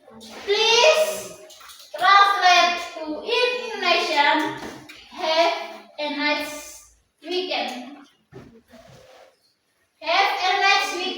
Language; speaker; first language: English; non-native, learner; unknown